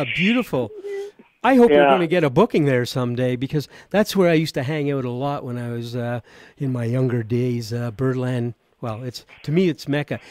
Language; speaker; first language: English; native; English